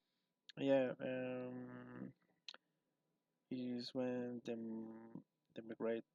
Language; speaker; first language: English; non-native, learner; Spanish